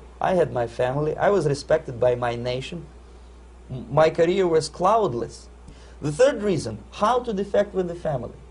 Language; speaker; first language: English; non-native, fluent; Russian